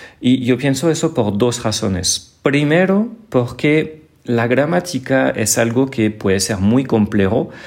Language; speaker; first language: Spanish; non-native, fluent; French